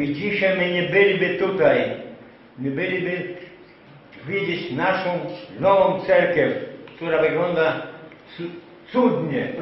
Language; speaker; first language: Polish; non-native, local second language; Rusyn